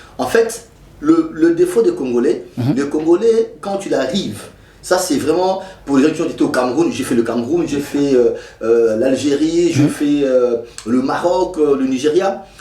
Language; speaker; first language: French; non-native, local second language; Lingala